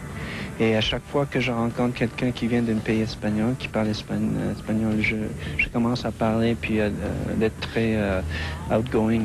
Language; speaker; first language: French; non-native, fluent; English